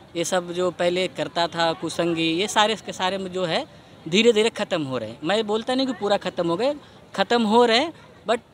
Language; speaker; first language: Hindi; native; Hindi